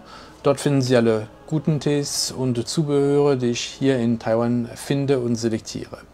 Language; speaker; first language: German; non-native, fluent; French